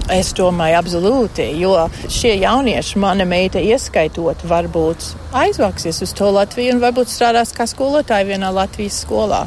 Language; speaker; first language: Latvian; native; Latvian